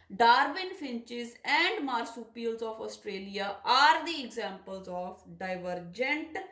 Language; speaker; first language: English; non-native, local second language; Punjabi